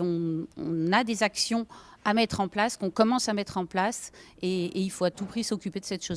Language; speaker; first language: French; native; French